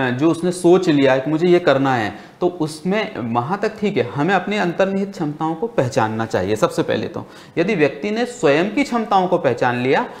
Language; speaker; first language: Hindi; native; Hindi